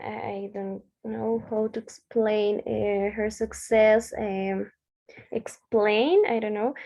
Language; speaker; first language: English; non-native, learner; Spanish